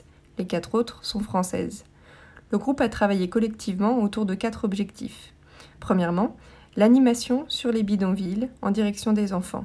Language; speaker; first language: French; native; French